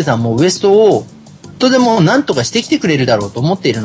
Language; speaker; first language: Japanese; native; Japanese